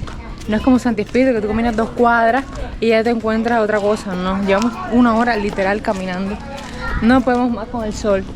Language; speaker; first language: Spanish; native; Spanish